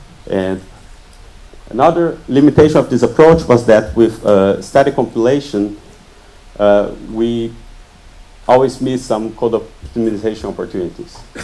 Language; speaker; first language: English; non-native, fluent; Portuguese